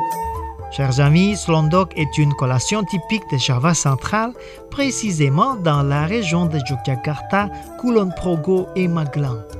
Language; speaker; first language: French; non-native, fluent; Indonesian